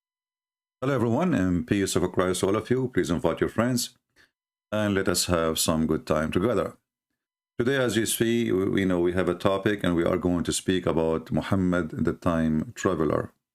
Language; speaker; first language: English; non-native, fluent; Arabic